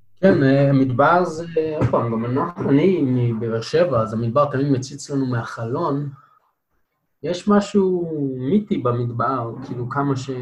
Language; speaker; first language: Hebrew; native; Hebrew